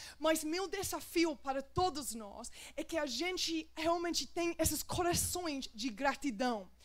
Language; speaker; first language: Portuguese; non-native, fluent; English